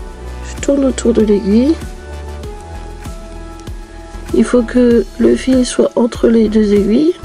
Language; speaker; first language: French; native; French